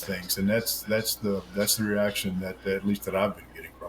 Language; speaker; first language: English; native; English